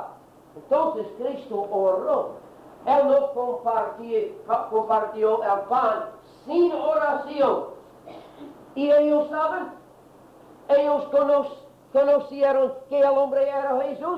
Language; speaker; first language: Spanish; non-native, learner; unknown